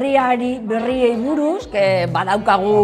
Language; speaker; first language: Basque; non-native, local second language; Spanish